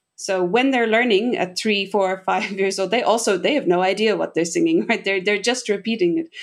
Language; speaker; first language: English; native; English